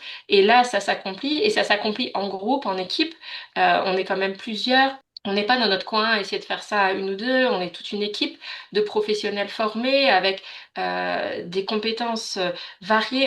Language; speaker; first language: French; native; French